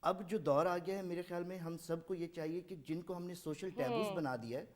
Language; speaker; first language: Urdu; non-native, local second language; Saraiki